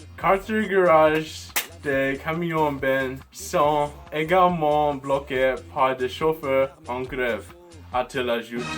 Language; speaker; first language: French; non-native, learner; English